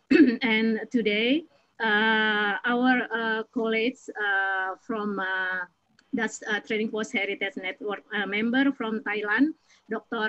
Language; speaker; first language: English; non-native, fluent; Indonesian